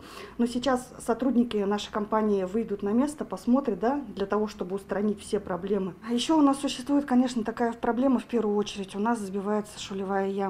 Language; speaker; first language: Russian; native; Russian